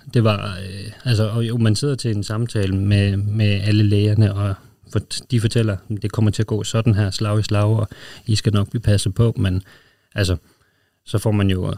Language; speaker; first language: Danish; native; Danish